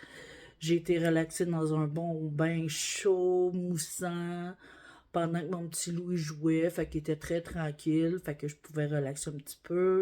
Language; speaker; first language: French; native; French